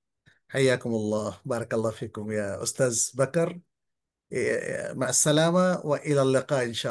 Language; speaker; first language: Arabic; non-native, fluent; Bangla